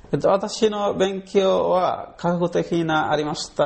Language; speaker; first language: Japanese; non-native, learner; Bangla